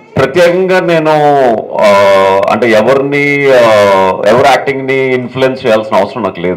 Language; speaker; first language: Telugu; native; Telugu